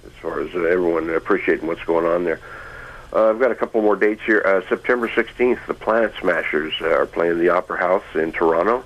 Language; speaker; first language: English; native; English